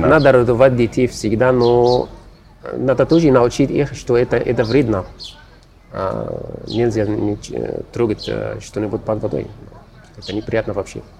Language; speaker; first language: Russian; non-native, learner; Arabic